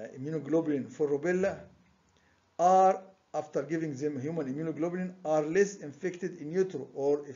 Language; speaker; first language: English; non-native, fluent; Arabic